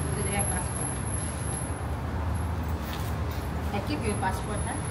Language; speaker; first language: English; non-native, learner; Lao